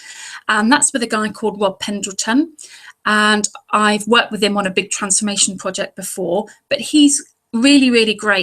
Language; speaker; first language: English; native; English